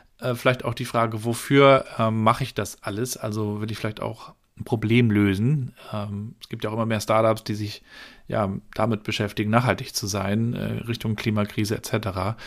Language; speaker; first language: German; native; German